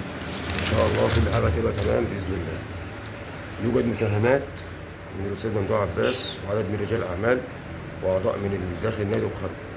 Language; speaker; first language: Arabic; native; Arabic